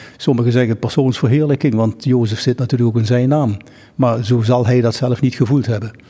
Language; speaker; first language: Dutch; native; Dutch